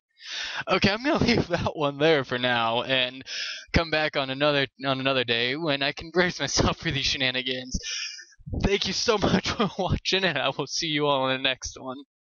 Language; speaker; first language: English; native; English